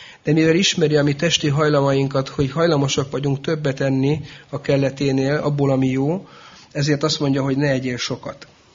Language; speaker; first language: Hungarian; native; Hungarian